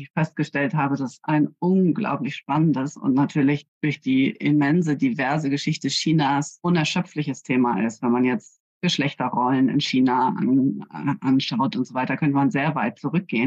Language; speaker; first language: German; native; German